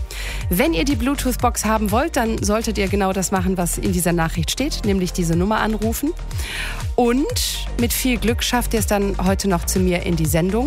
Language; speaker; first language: German; native; German